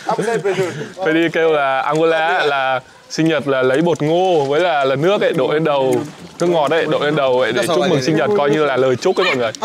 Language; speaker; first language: Vietnamese; native; Vietnamese